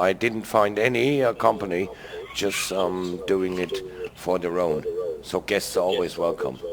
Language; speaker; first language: English; non-native, fluent; German